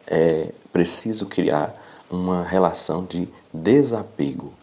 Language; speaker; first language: Portuguese; native; Portuguese